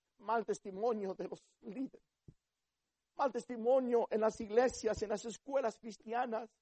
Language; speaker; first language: Spanish; early bilingual, heritage; Spanish